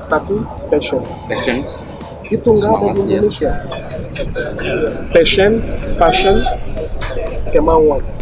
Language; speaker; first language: Indonesian; non-native, fluent; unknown